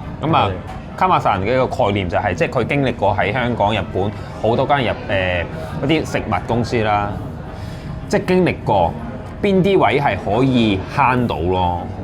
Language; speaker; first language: Cantonese; non-native, fluent; Japanese